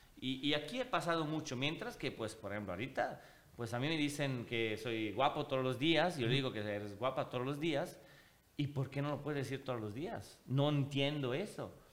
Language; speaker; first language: Spanish; non-native, fluent; Italian